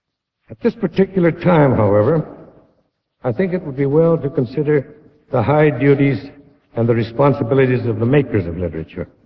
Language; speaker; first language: English; native; English